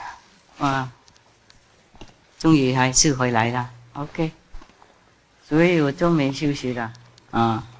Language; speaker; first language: Chinese; non-native, fluent; Vietnamese